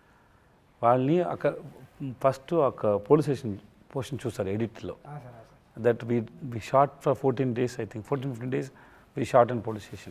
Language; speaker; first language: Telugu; non-native, learner; Tamil